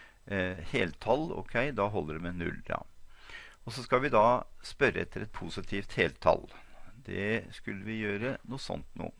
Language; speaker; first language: Norwegian; native; Norwegian